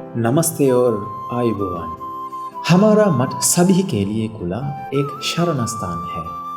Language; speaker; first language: Hindi; non-native, fluent; Sinhala